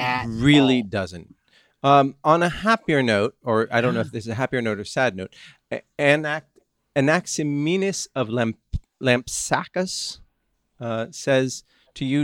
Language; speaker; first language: English; native; English